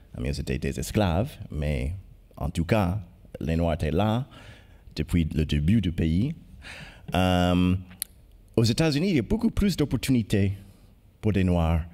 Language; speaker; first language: French; non-native, fluent; English